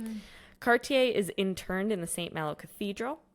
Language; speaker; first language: English; native; English